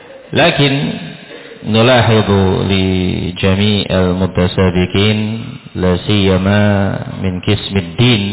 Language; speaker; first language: Arabic; non-native, fluent; Indonesian